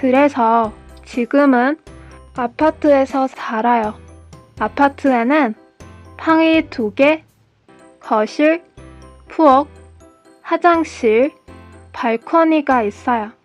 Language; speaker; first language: Korean; non-native, learner; Persian